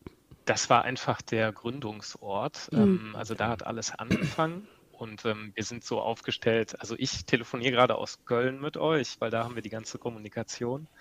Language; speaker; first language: German; native; German